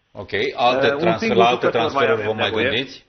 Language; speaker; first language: Romanian; native; Romanian